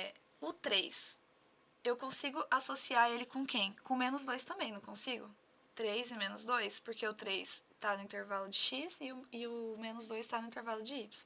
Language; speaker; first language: Portuguese; native; Portuguese